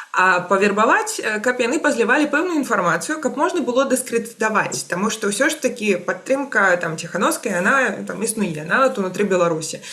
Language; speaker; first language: Belarusian; non-native, local second language; Russian